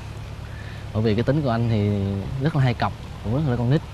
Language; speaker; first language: Vietnamese; native; Vietnamese